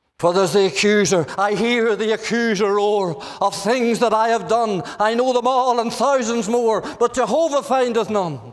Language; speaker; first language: English; native; English